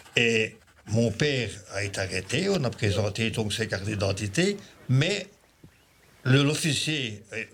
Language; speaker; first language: French; native; French